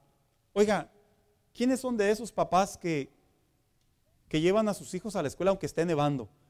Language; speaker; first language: Spanish; native; Spanish